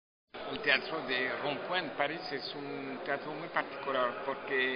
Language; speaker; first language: Spanish; non-native, fluent; French